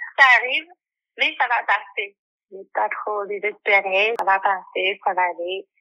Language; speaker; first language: French; non-native, fluent; English